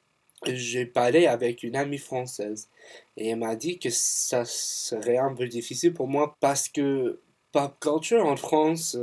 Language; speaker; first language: French; non-native, fluent; English